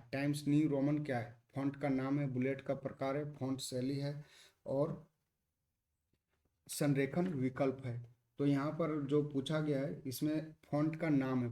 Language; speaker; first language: Hindi; native; Hindi